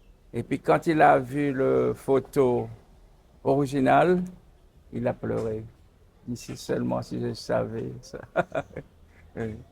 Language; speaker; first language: French; non-native, local second language; Seselwa Creole French